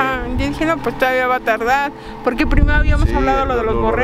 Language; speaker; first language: Spanish; native; Spanish